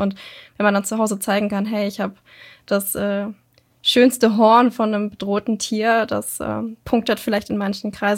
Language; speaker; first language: German; native; German